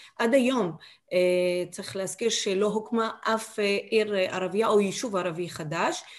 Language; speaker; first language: Hebrew; non-native, local second language; Arabic